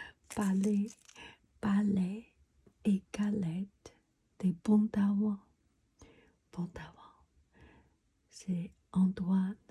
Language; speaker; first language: French; non-native, learner; Chinese